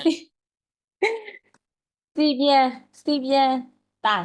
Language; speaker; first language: Chinese; non-native, learner; Burmese